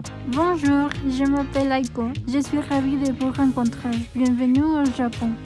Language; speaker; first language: French; non-native, learner; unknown